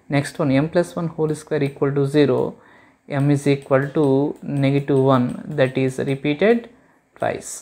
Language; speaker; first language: English; non-native, local second language; Telugu